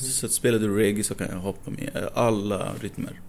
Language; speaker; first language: Swedish; non-native, fluent; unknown